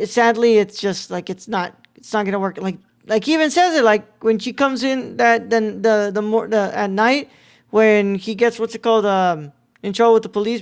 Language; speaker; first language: English; native; English